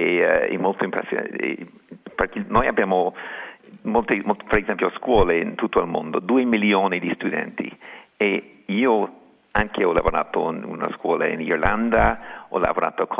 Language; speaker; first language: Italian; non-native, fluent; English